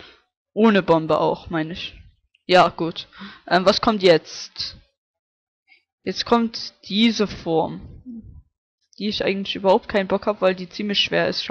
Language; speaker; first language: German; native; German